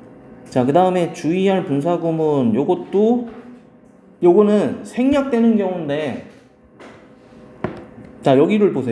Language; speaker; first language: Korean; native; Korean